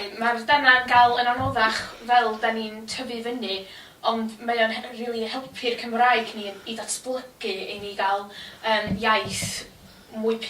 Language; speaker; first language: Welsh; native; Welsh